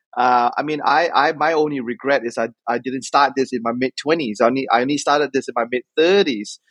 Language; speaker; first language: English; native; English